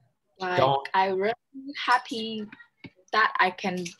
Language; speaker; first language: English; non-native, learner; Vietnamese